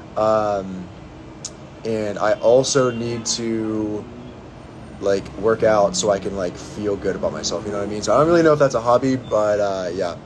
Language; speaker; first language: English; native; English